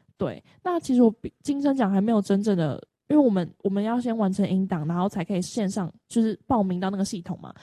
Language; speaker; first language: Chinese; native; Chinese